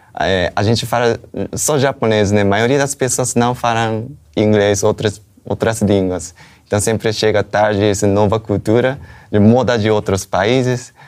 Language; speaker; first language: Portuguese; non-native, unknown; Japanese